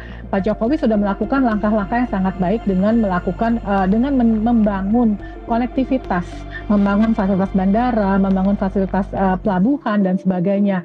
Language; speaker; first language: Indonesian; native; Indonesian